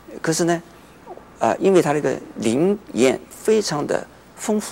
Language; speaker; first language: Chinese; native; Chinese